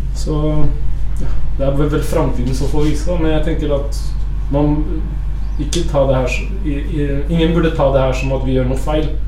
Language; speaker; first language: Norwegian; early bilingual, other home language; Arabic